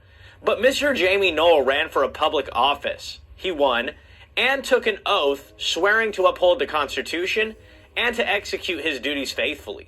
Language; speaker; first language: English; native; English